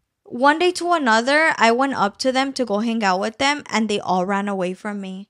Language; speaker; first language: English; early bilingual, other home language; Spanish